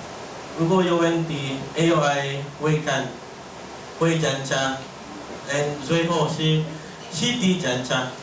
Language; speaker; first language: Chinese; non-native, learner; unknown